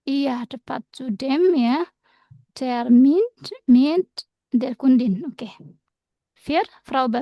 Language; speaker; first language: German; non-native, fluent; Indonesian